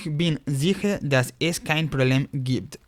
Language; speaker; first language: German; non-native, fluent; Spanish